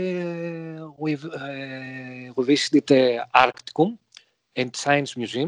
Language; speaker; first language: English; non-native, learner; Greek